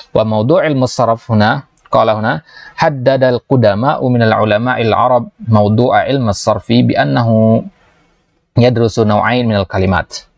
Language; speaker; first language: Arabic; non-native, fluent; Indonesian